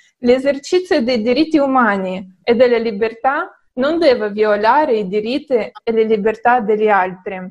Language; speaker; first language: Italian; non-native, fluent; Russian